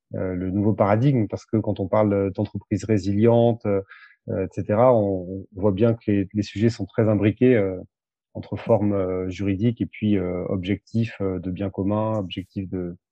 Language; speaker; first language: French; native; French